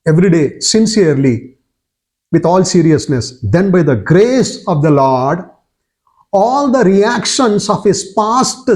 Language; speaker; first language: English; non-native, local second language; Kannada